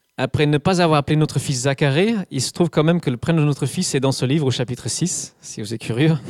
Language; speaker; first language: French; non-native, fluent; English